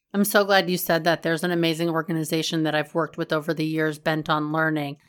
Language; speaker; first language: English; native; English